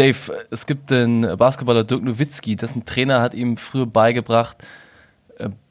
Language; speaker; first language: German; native; German